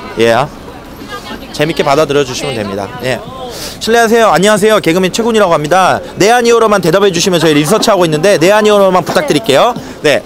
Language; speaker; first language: Korean; native; Korean